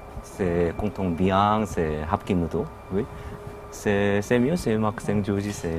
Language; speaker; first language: French; non-native, learner; Korean